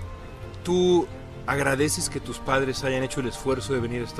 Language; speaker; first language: Spanish; native; Spanish